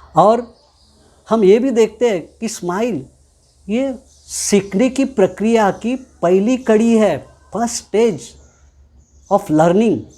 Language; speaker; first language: Hindi; non-native, local second language; Marathi